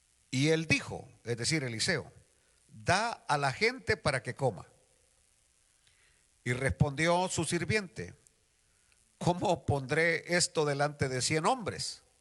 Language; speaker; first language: Spanish; native; Spanish